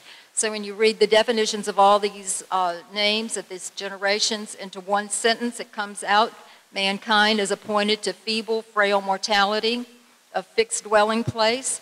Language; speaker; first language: English; native; English